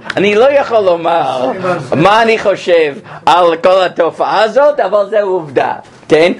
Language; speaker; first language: Hebrew; non-native, fluent; English